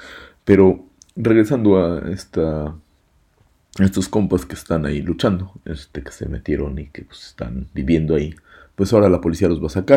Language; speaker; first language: Spanish; native; Spanish